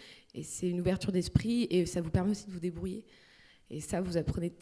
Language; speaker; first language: French; native; French